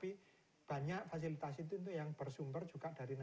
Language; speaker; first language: Indonesian; native; Indonesian